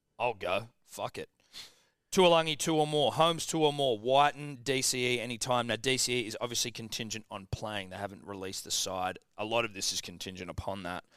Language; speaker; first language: English; native; English